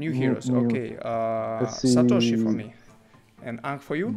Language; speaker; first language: English; non-native, learner; Russian